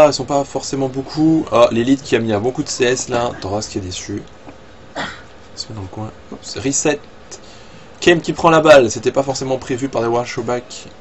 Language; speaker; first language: French; native; French